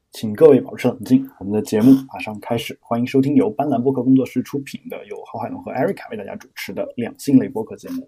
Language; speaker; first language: Chinese; native; Chinese